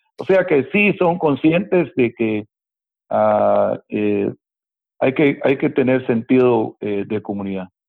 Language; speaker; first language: Spanish; native; Spanish